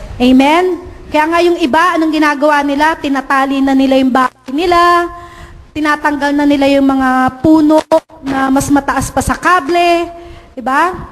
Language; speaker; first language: Filipino; native; Filipino